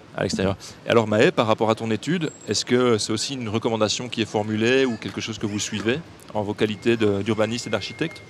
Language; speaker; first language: French; native; French